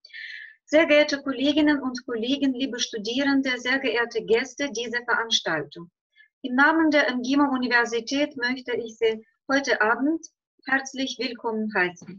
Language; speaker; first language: German; non-native, fluent; Russian